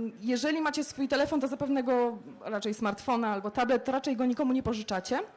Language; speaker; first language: Polish; native; Polish